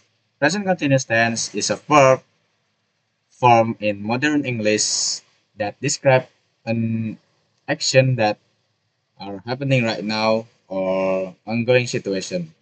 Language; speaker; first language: English; non-native, learner; Indonesian